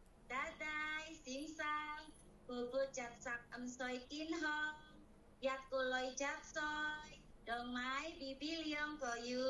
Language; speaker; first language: Cantonese; non-native, learner; Indonesian